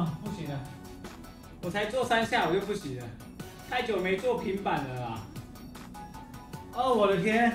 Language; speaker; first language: Chinese; native; Chinese